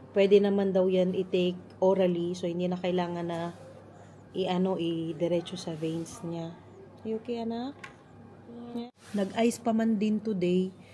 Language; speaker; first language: Filipino; non-native, local second language; Pampanga